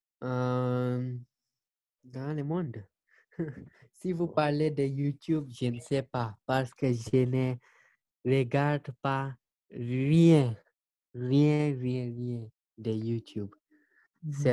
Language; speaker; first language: French; non-native, learner; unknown